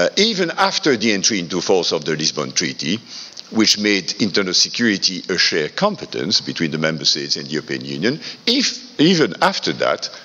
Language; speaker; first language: English; non-native, fluent; French